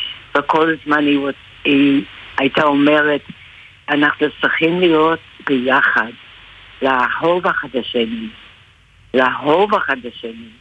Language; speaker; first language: Hebrew; non-native, fluent; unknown